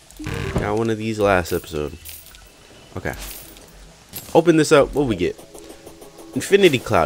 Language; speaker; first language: English; native; English